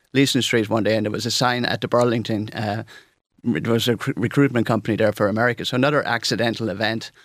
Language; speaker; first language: English; native; English